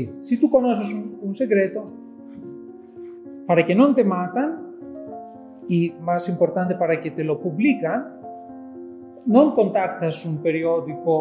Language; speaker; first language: Spanish; non-native, fluent; Greek